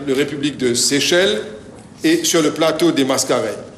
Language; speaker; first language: French; non-native, local second language; Morisyen